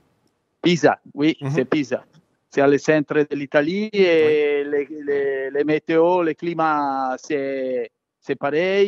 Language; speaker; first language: French; non-native, learner; Italian